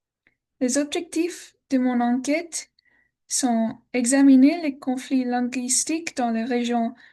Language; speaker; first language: French; non-native, learner; English